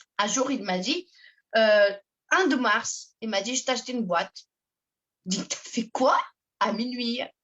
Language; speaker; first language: French; non-native, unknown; Portuguese